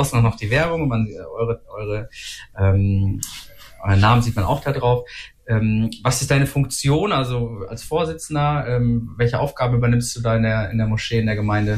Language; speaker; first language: German; native; German